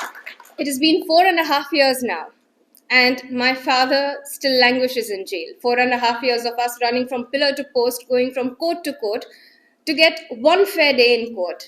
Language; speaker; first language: English; non-native, local second language; Gujarati